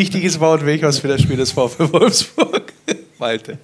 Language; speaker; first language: German; native; German